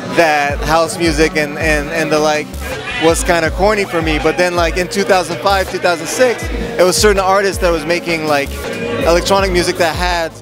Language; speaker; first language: English; native; English